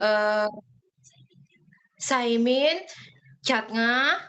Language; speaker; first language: Cantonese; non-native, learner; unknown